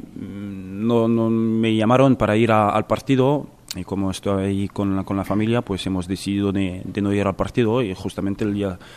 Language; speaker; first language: Spanish; non-native, fluent; French